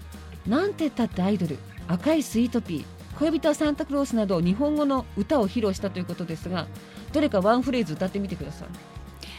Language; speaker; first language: Japanese; native; Japanese